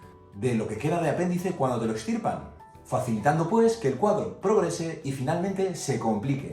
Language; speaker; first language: Spanish; native; Spanish